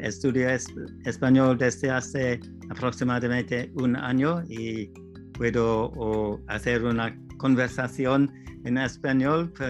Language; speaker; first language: Spanish; non-native, learner; English